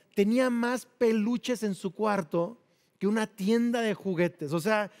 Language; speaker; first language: Spanish; native; Spanish